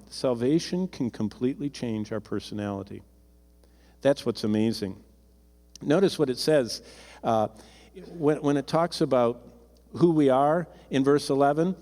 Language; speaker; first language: English; native; English